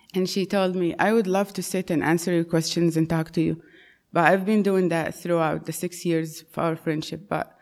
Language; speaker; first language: English; non-native, fluent; Arabic